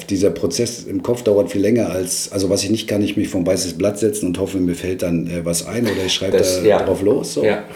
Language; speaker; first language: German; native; German